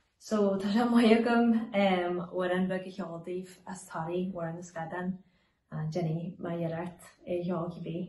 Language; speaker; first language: Irish; native; Irish